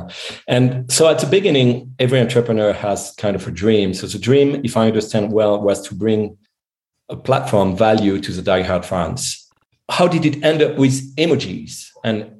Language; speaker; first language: English; non-native, fluent; French